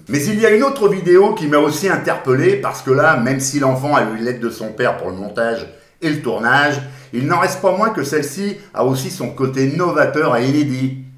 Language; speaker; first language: French; native; French